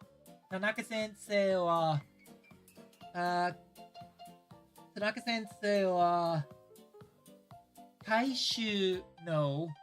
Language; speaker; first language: Japanese; non-native, learner; English